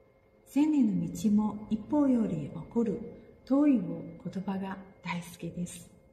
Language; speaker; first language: Japanese; non-native, fluent; Chinese